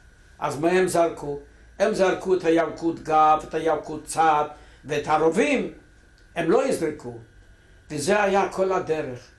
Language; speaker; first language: Hebrew; non-native, fluent; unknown